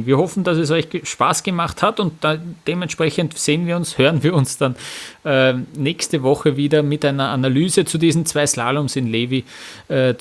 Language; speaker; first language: German; native; German